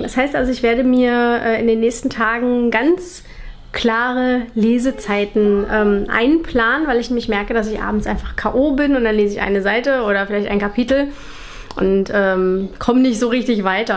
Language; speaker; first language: German; native; German